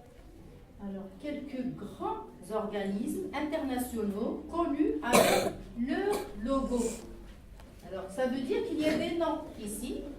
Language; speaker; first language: French; non-native, local second language; Arabic